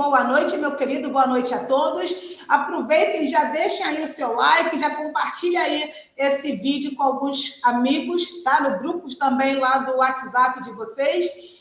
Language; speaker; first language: Portuguese; native; Portuguese